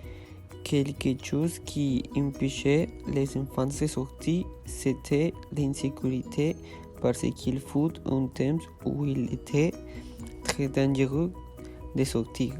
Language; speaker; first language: French; non-native, learner; Spanish